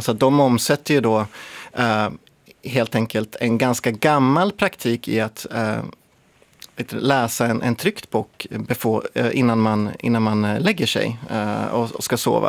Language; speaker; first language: Swedish; native; Swedish